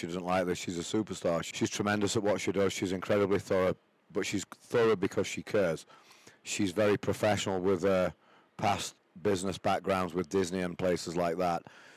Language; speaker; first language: English; native; English